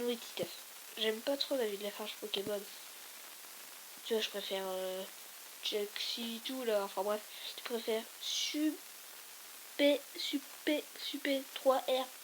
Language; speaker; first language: French; native; French